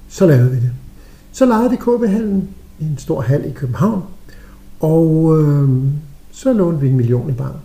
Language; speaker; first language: Danish; native; Danish